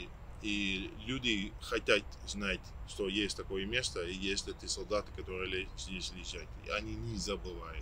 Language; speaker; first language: Russian; non-native, fluent; Dutch